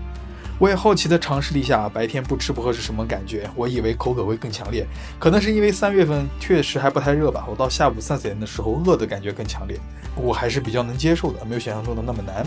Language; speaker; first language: Chinese; native; Chinese